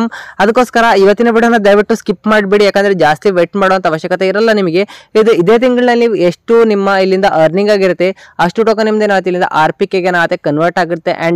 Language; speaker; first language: Kannada; native; Kannada